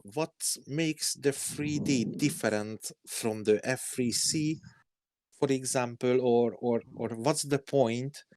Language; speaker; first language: English; non-native, learner; Hungarian